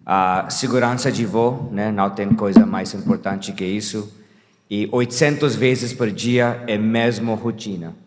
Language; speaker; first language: Portuguese; non-native, fluent; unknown